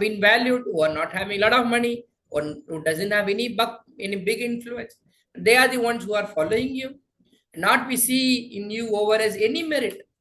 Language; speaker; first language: English; non-native, local second language; Tamil